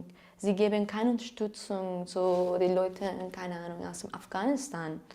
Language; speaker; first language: German; non-native, learner; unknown